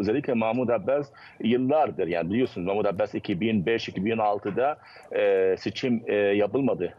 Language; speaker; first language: Turkish; non-native, fluent; Arabic